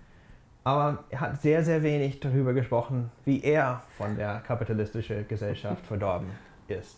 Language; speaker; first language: German; non-native, fluent; English